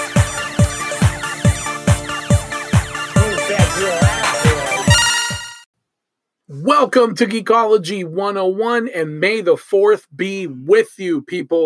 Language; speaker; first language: English; early bilingual, other home language; Spanish